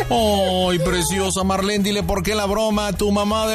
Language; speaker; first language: Spanish; native; Spanish